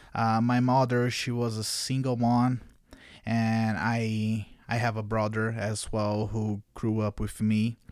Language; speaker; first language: English; non-native, fluent; Portuguese